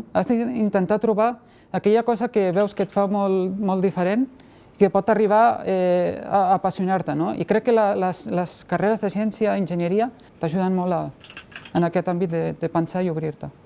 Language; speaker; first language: Catalan; native; Catalan